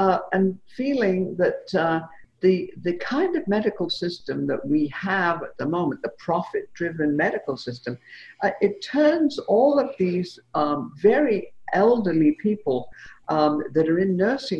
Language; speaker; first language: English; native; English